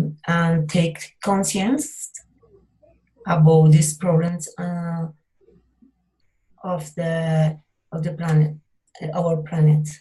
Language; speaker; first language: English; non-native, learner; Spanish